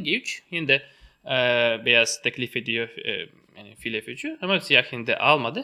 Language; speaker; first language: Turkish; non-native, fluent; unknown